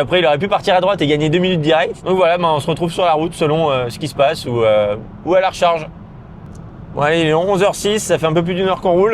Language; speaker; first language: French; native; French